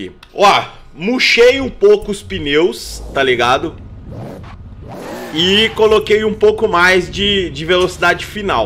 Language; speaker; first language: Portuguese; native; Portuguese